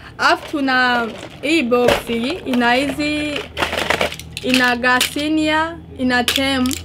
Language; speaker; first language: Swahili; non-native, local second language; Rundi